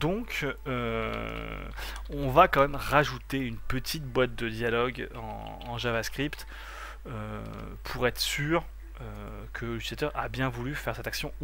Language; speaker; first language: French; native; French